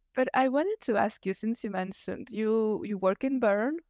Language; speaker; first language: English; non-native, fluent; Italian